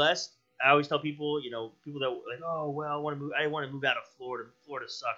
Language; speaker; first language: English; native; English